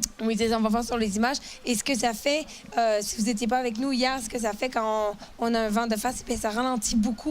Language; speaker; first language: French; native; French